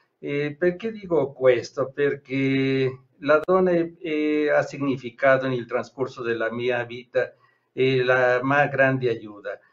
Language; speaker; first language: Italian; non-native, learner; Spanish